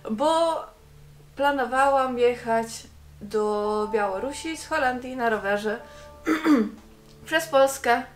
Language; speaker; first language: Polish; non-native, fluent; Dutch